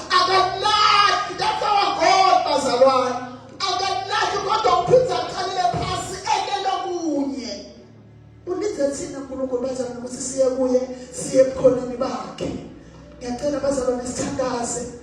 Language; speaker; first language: Zulu; non-native, local second language; Swati